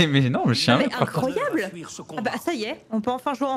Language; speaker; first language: French; native; French